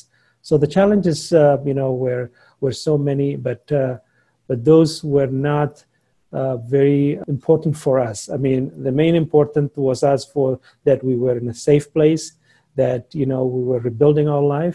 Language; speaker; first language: English; non-native, fluent; Somali